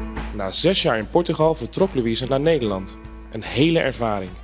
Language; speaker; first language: Dutch; native; Dutch